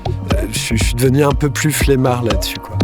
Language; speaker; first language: French; native; French